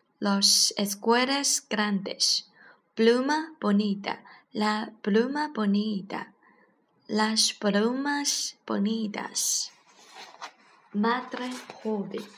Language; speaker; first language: Spanish; non-native, learner; Chinese